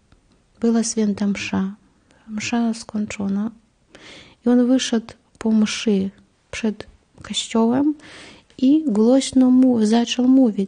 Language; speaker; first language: Polish; non-native, learner; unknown